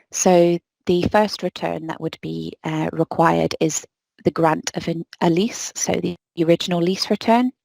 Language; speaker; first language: English; native; English